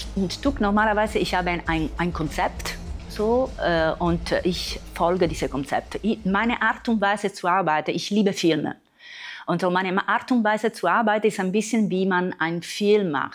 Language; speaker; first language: German; non-native, fluent; Italian